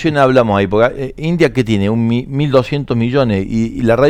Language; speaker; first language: Spanish; native; Spanish